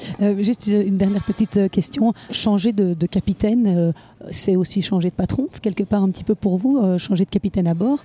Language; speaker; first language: French; native; French